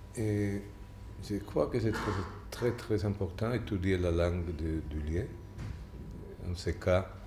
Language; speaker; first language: French; non-native, fluent; Spanish